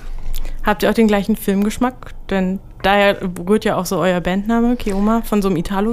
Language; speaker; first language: German; native; German